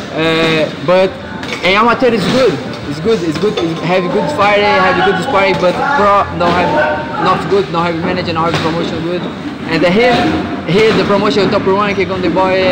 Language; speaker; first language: English; non-native, learner; Portuguese